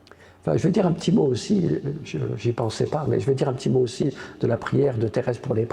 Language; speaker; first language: French; native; French